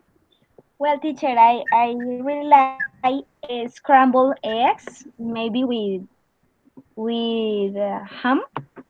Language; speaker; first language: English; non-native, learner; Spanish